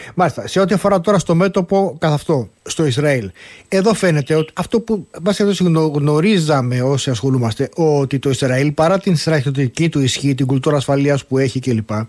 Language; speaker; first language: Greek; native; Greek